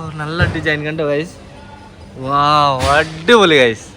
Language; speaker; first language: Malayalam; non-native, learner; Bangla